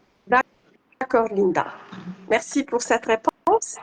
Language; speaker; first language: French; non-native, local second language; Arabic